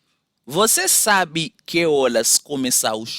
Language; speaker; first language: Portuguese; non-native, fluent; Haitian Creole